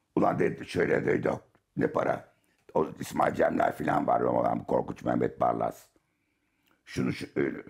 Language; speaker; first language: Turkish; native; Turkish